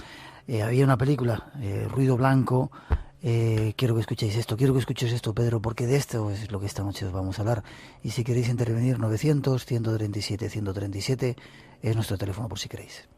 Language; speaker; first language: Spanish; native; Spanish